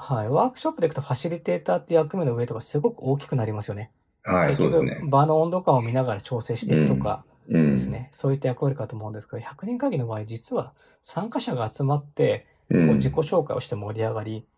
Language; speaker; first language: Japanese; native; Japanese